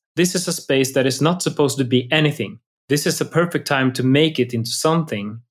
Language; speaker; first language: English; non-native, fluent; Swedish